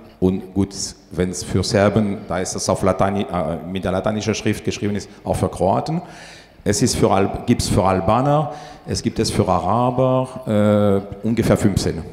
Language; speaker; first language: German; non-native, fluent; French